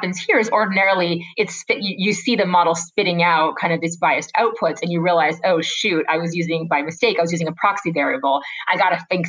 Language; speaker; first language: English; native; English